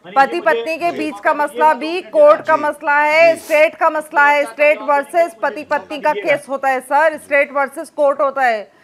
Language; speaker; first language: Hindi; native; Hindi